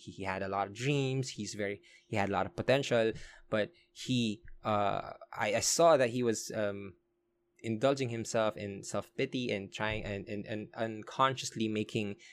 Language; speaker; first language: English; non-native, local second language; Filipino